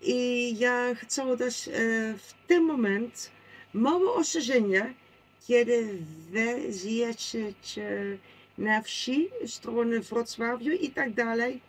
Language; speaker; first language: Polish; non-native, learner; Dutch